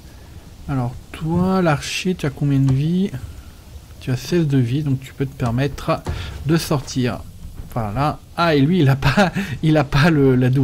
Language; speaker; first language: French; native; French